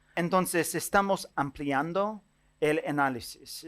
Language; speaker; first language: Spanish; non-native, fluent; English